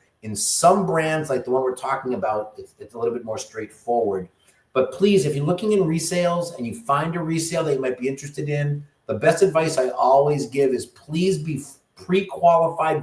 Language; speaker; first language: English; native; English